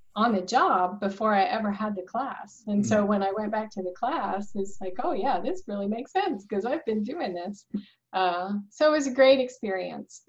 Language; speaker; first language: English; native; English